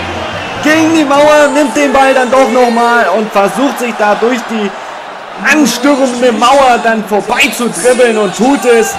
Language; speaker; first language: German; native; German